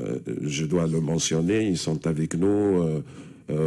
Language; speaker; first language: French; non-native, local second language; Arabic